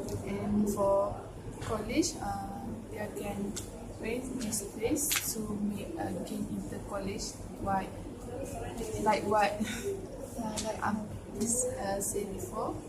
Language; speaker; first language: English; non-native, local second language; Malay